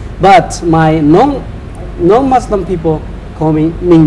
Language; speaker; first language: English; non-native, fluent; Chinese